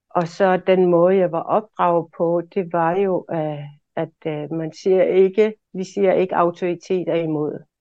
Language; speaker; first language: Danish; non-native, local second language; Kalaallisut